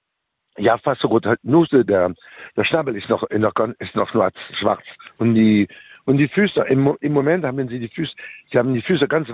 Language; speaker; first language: German; non-native, learner; French